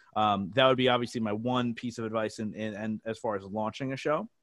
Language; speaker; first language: English; native; English